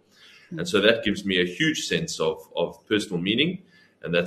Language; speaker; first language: English; native; English